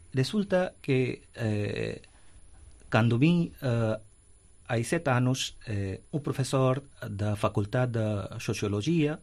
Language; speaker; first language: Galician; non-native, fluent; Hindi